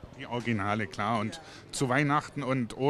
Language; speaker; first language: German; native; German